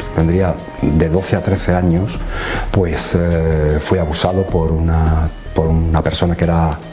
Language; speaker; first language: Spanish; native; Spanish